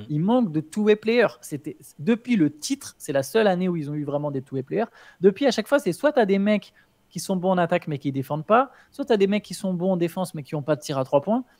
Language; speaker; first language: French; native; French